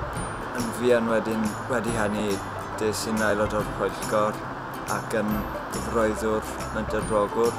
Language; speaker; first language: Welsh; non-native, local second language; English